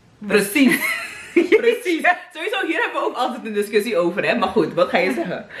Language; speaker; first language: Dutch; native; Dutch